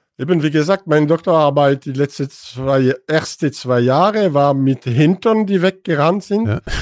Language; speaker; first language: German; non-native, fluent; French